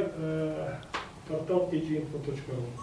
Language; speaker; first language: Russian; non-native, local second language; Kyrgyz